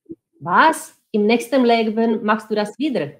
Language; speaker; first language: German; non-native, fluent; Czech